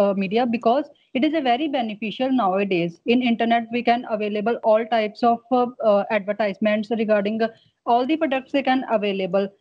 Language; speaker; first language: English; non-native, local second language; Punjabi